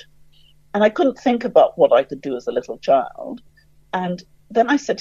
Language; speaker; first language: English; native; English